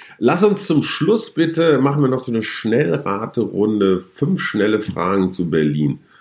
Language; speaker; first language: German; native; German